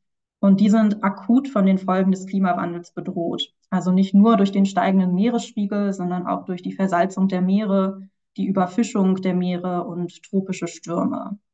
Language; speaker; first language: German; native; German